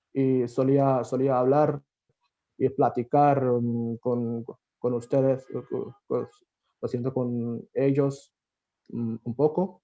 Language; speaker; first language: Spanish; non-native, fluent; Bangla